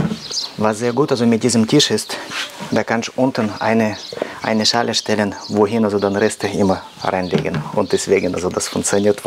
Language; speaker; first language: German; non-native, learner; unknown